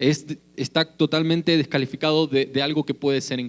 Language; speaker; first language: Spanish; native; Spanish